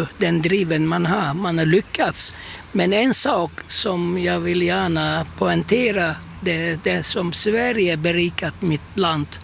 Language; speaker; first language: Swedish; non-native, fluent; Turkish